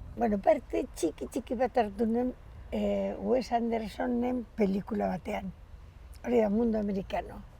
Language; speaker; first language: Basque; non-native, local second language; Spanish